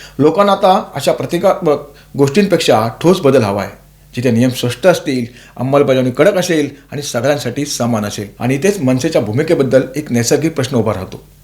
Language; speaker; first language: Marathi; native; Marathi